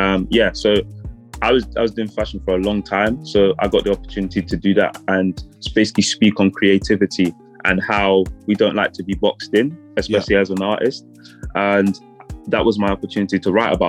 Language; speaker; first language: English; native; English